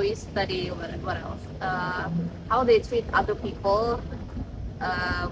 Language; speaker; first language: English; non-native, learner; Indonesian